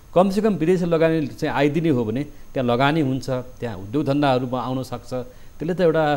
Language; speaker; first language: Nepali; native; Nepali